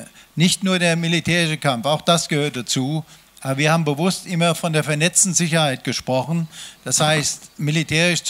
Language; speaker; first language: German; native; German